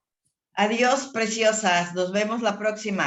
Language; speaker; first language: Spanish; native; Spanish